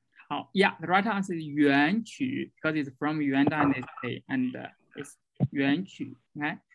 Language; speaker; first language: English; non-native, fluent; Chinese